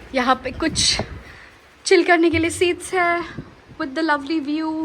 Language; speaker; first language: Hindi; non-native, local second language; Marathi